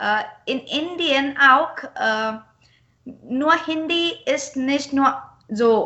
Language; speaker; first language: German; non-native, fluent; Marathi